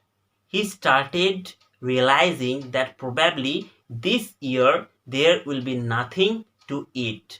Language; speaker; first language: English; non-native, local second language; Bangla